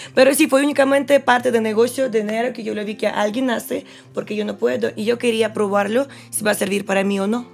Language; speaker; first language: Spanish; non-native, learner; Russian